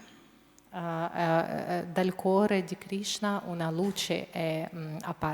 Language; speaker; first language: Italian; non-native, fluent; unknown